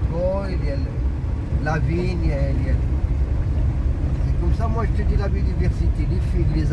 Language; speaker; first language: French; non-native, local second language; Arabic